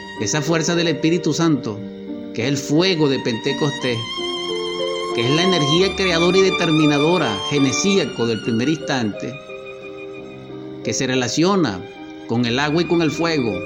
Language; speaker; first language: Spanish; native; Spanish